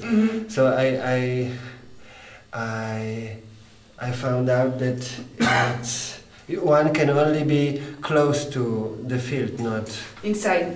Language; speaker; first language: English; non-native, fluent; Polish